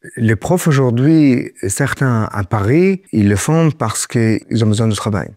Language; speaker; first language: French; non-native, fluent; Hebrew